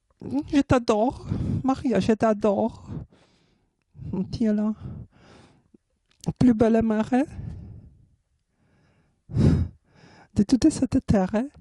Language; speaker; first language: French; non-native, learner; German